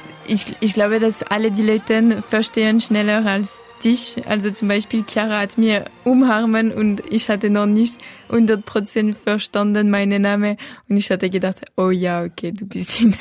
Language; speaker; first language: German; non-native, local second language; French